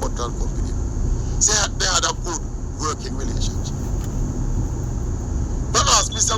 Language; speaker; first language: English; non-native, local second language; Jamaican Creole English